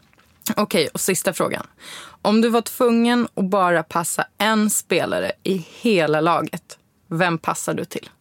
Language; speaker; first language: Swedish; native; Swedish